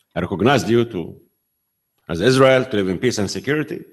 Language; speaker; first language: English; non-native, fluent; Arabic